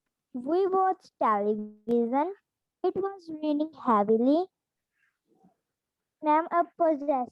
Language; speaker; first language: English; non-native, learner; Hindi